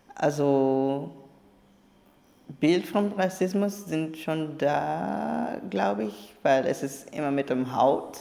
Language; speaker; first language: German; non-native, learner; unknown